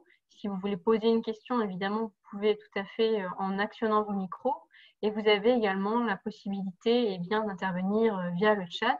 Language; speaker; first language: French; native; French